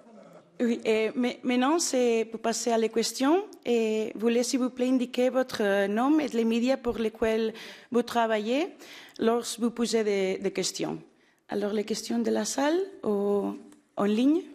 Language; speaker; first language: French; non-native, learner; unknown